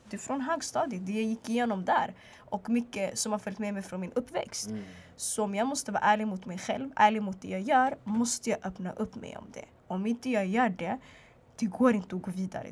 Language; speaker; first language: Swedish; early bilingual, other home language; Arabic